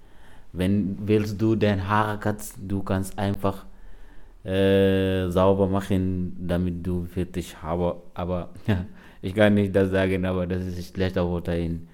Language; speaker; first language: German; non-native, learner; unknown